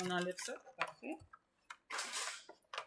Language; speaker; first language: French; native; French